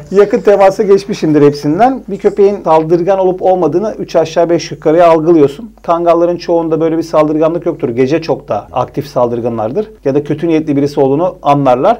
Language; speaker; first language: Turkish; early bilingual, heritage; Turkish